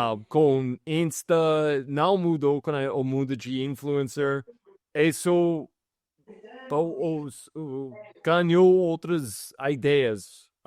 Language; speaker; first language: Portuguese; non-native, fluent; English